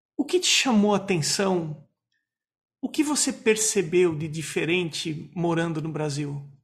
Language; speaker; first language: Portuguese; native; Portuguese